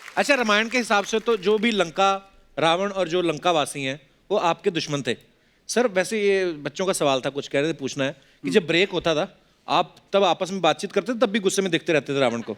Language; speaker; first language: Hindi; non-native, local second language; Punjabi